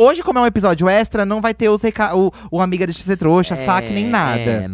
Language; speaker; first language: Portuguese; native; Portuguese